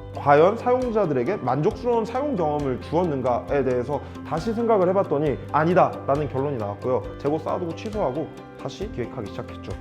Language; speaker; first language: Korean; native; Korean